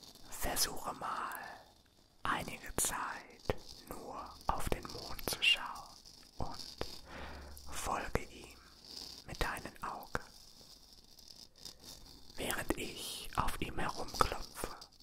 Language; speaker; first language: German; native; German